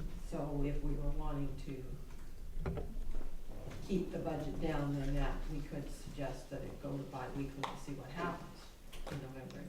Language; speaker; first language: English; native; English